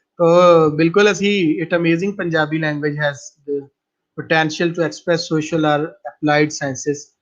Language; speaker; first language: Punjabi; native; Punjabi